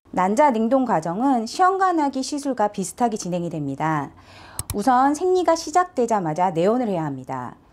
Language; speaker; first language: Korean; native; Korean